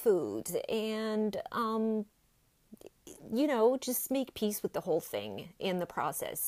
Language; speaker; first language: English; non-native, fluent; French